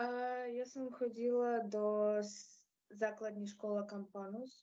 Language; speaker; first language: Czech; non-native, learner; Ukrainian